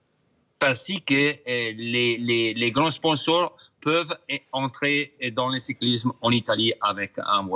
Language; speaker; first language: French; non-native, fluent; Italian